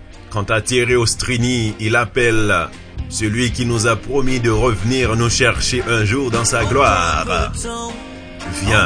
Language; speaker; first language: French; native; French